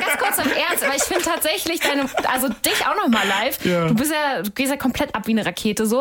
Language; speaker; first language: German; native; German